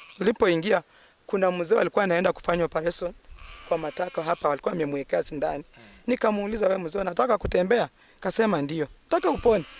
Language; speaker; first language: Swahili; non-native, local second language; Luyia